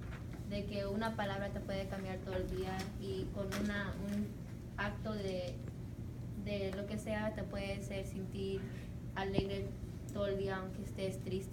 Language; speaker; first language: Spanish; early bilingual, heritage; Spanish